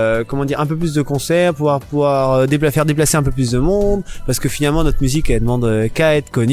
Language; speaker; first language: French; native; French